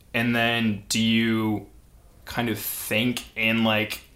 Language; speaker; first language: English; native; English